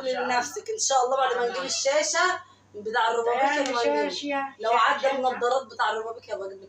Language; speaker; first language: Arabic; native; Arabic